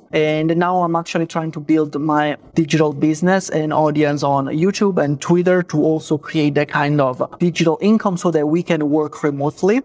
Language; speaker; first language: English; non-native, fluent; Italian